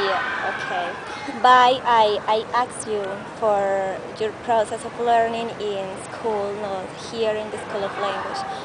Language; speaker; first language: English; non-native, learner; Spanish